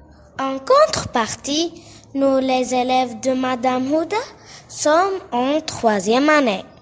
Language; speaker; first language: French; non-native, learner; Arabic